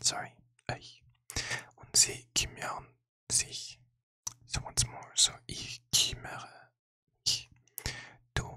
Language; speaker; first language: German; non-native, learner; English